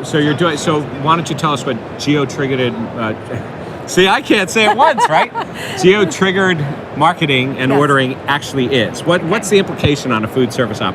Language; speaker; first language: English; native; English